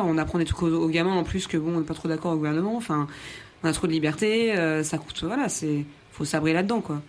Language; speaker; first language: French; native; French